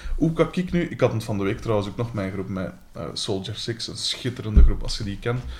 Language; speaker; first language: Dutch; native; Dutch